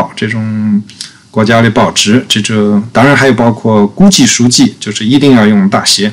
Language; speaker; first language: Chinese; native; Chinese